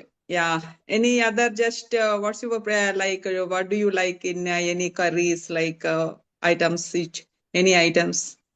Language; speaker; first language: English; non-native, learner; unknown